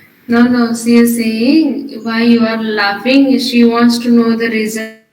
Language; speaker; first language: English; non-native, local second language; Hindi